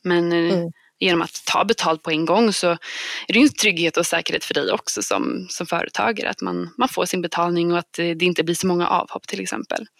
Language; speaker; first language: Swedish; native; Swedish